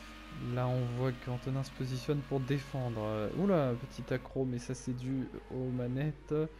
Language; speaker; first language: French; native; French